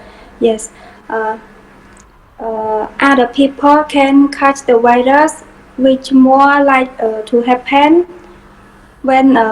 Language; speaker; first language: English; non-native, learner; Khmer